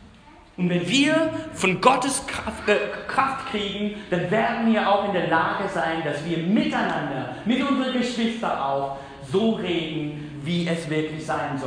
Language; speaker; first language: German; non-native, fluent; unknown